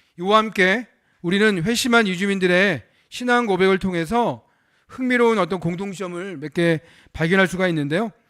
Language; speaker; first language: Korean; native; Korean